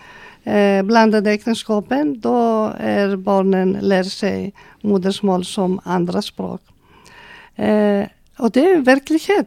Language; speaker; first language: Swedish; non-native, fluent; Greek